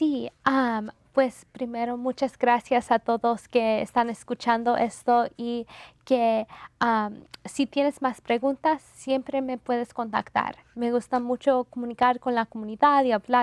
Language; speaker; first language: Spanish; non-native, fluent; English